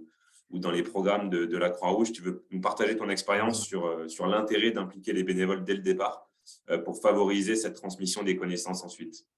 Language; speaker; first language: French; native; French